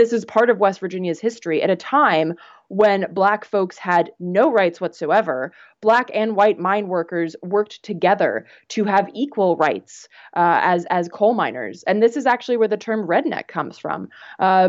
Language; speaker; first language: English; native; English